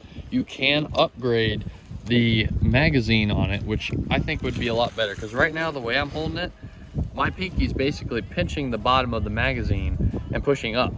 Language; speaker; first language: English; native; English